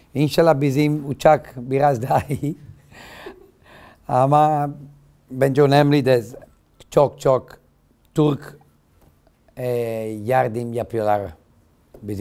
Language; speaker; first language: Turkish; non-native, learner; Italian